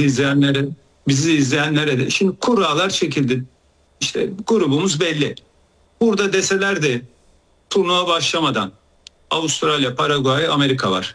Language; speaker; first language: Turkish; native; Turkish